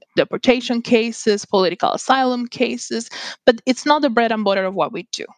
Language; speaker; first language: English; non-native, fluent; Spanish